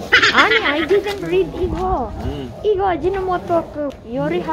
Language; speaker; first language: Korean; non-native, learner; Filipino